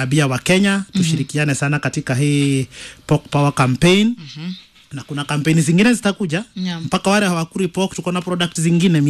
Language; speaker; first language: Swahili; non-native, local second language; Kikuyu